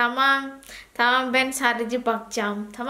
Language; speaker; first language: Turkish; non-native, learner; Indonesian